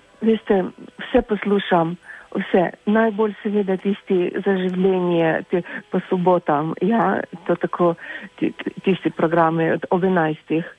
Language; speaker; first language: Slovenian; non-native, fluent; Ukrainian